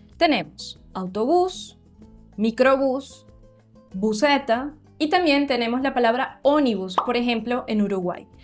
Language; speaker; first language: Spanish; non-native, fluent; Portuguese